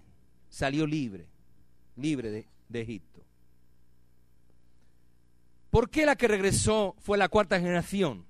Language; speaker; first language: Spanish; native; Spanish